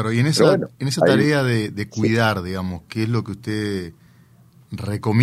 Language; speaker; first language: Spanish; native; Spanish